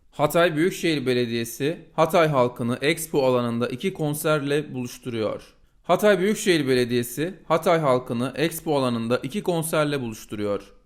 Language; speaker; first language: Turkish; native; Turkish